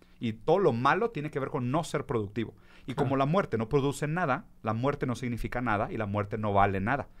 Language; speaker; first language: Spanish; early bilingual, other home language; Portuguese